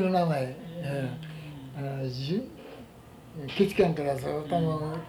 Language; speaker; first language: Japanese; native; Japanese